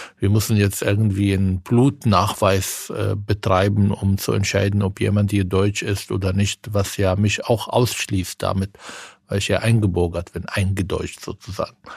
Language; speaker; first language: German; non-native, fluent; Arabic